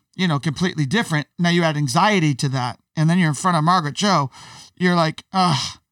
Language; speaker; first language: English; native; English